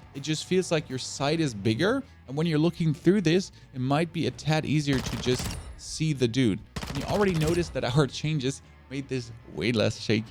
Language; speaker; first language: English; non-native, fluent; German